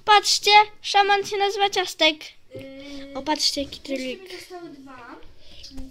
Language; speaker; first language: Polish; native; Polish